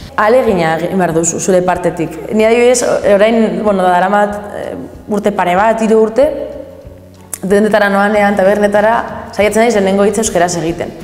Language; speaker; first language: Basque; non-native, local second language; Spanish